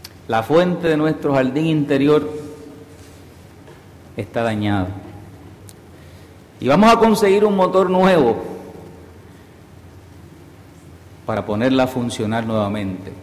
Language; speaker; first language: Spanish; native; Spanish